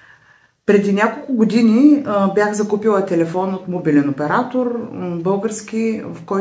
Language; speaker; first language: Bulgarian; native; Bulgarian